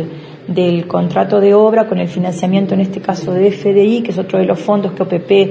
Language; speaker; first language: Spanish; native; Spanish